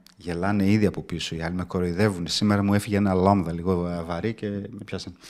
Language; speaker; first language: Greek; early bilingual, heritage; Greek